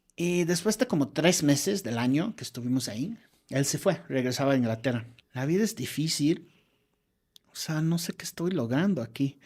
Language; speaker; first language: Spanish; non-native, fluent; English